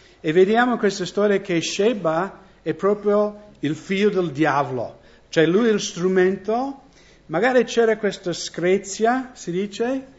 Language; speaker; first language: Italian; non-native, fluent; English